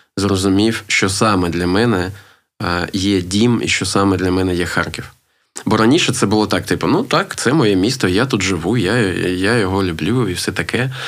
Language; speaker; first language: Ukrainian; non-native, local second language; Russian